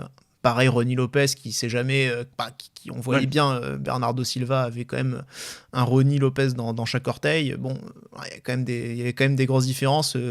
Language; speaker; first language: French; native; French